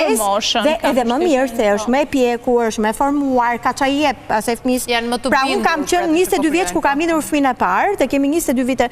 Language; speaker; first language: Albanian; native; Albanian